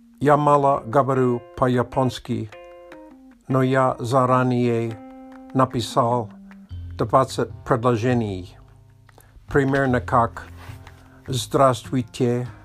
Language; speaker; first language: Russian; non-native, learner; English